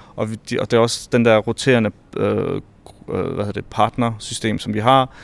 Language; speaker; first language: Danish; early bilingual, other home language; French